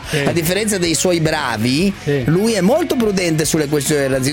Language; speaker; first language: Italian; native; Italian